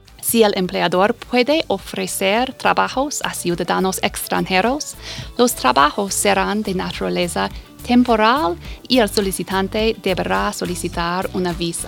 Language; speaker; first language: Spanish; non-native, fluent; English